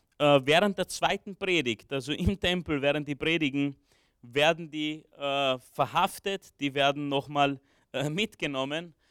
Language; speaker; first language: German; early bilingual, other home language; Romanian